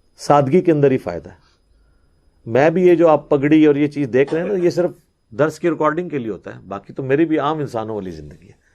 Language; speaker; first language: Urdu; non-native, local second language; Punjabi